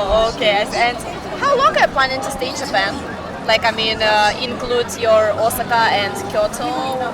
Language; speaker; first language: English; non-native, learner; Russian